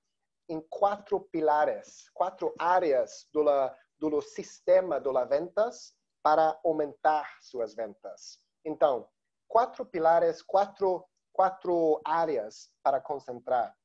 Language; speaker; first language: Spanish; non-native, learner; Portuguese